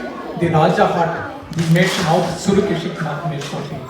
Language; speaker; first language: German; non-native, learner; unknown